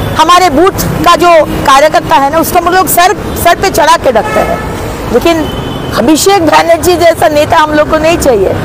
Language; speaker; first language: Hindi; non-native, local second language; Bangla